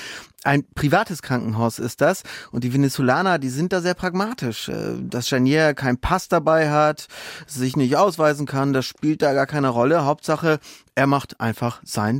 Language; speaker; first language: German; native; German